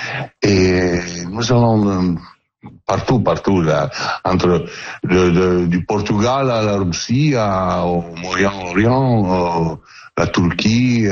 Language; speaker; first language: French; non-native, learner; Italian